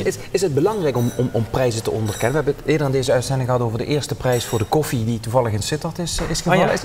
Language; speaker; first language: Dutch; native; Dutch